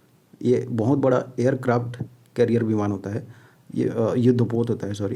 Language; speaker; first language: Hindi; native; Hindi